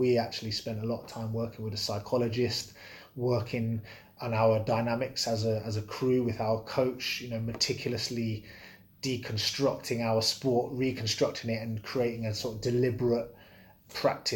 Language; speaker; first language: English; native; English